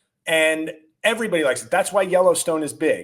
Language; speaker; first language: English; native; English